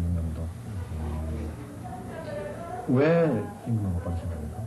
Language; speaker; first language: Korean; native; Korean